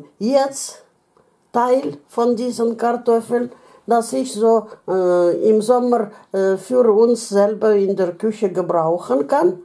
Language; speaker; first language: German; non-native, fluent; Russian